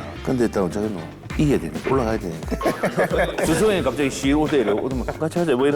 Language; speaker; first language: Korean; native; Korean